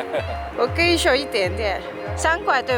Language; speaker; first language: Chinese; non-native, learner; Indonesian